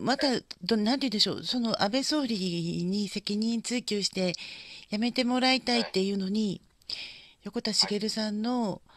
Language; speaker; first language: Japanese; native; Japanese